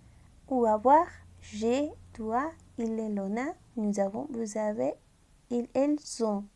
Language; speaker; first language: French; non-native, fluent; Spanish